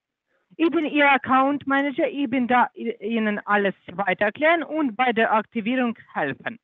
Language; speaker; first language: German; non-native, learner; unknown